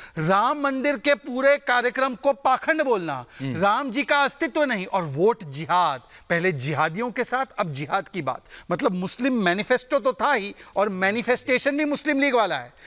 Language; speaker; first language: Hindi; native; Hindi